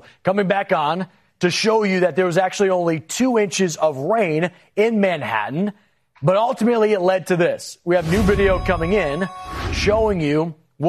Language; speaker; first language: English; native; English